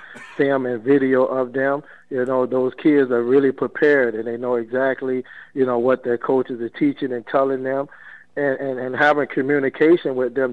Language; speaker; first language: English; native; English